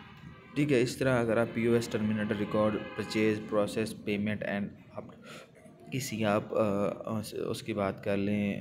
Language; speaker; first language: Hindi; non-native, local second language; Punjabi